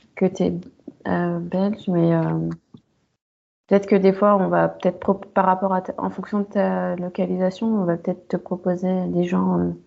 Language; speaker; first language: French; native; French